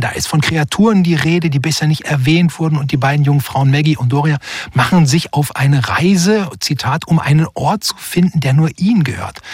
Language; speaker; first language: German; native; German